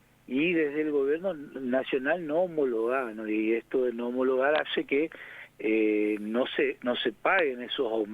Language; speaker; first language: Spanish; native; Spanish